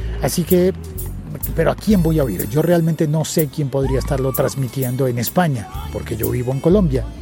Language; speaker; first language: Spanish; native; Spanish